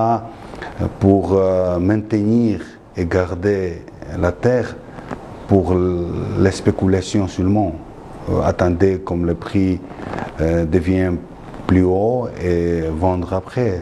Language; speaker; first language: French; non-native, fluent; Georgian